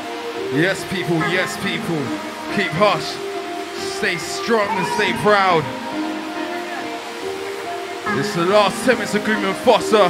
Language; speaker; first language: English; native; English